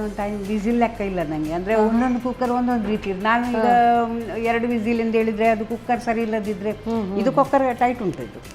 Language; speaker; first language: Kannada; non-native, local second language; Konkani